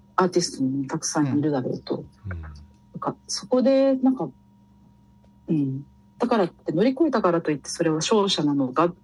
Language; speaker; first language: Japanese; native; Japanese